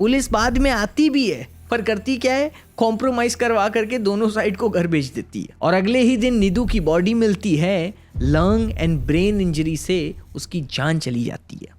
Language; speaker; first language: Hindi; native; Hindi